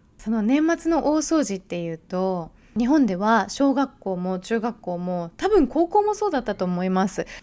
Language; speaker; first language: Japanese; native; Japanese